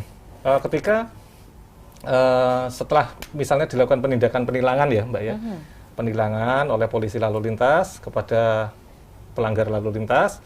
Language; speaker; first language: Indonesian; native; Indonesian